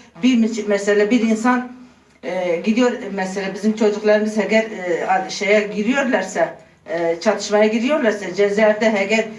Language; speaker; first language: Turkish; non-native, local second language; Kurdish